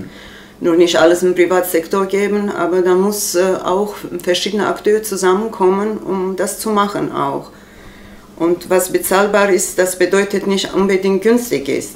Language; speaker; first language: German; non-native, learner; Armenian